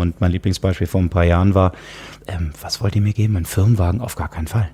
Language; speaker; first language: German; native; German